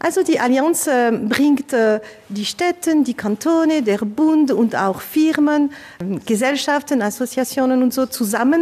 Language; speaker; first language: German; non-native, local second language; French